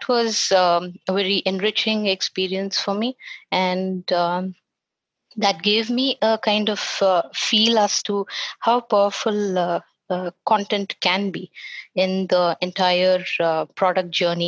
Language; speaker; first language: English; non-native, local second language; Kannada